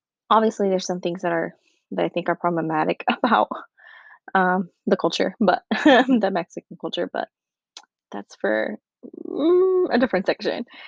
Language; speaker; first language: English; early bilingual, other home language; Spanish